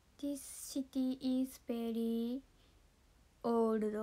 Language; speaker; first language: English; non-native, learner; Japanese